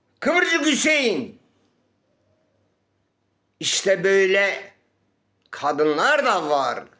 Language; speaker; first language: Turkish; native; Turkish